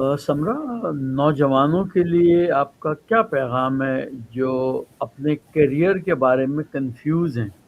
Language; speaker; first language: Urdu; native; Urdu